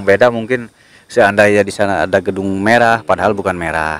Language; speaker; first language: Indonesian; native; Indonesian